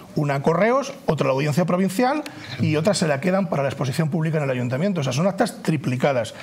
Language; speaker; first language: Spanish; native; Spanish